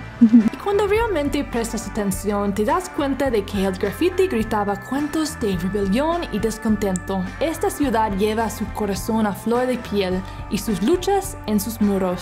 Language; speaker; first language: Spanish; non-native, fluent; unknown